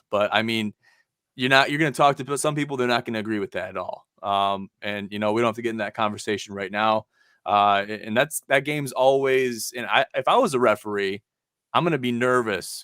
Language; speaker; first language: English; native; English